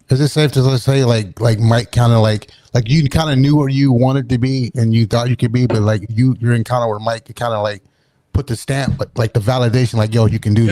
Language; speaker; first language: English; native; English